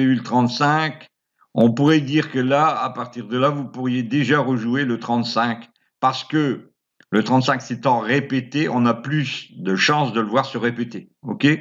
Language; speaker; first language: French; native; French